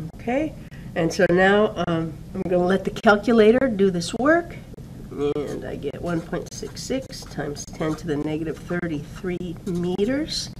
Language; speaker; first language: English; native; English